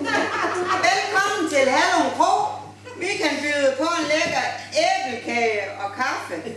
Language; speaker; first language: Danish; native; Danish